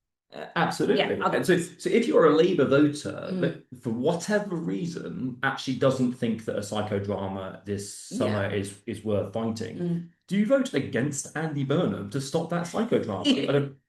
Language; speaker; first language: English; native; English